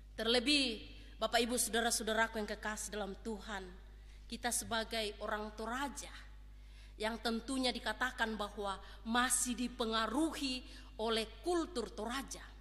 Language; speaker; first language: Indonesian; native; Indonesian